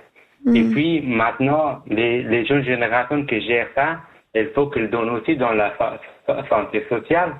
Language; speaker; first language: French; non-native, fluent; Persian